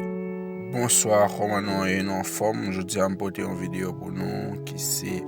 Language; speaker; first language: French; non-native, local second language; Haitian Creole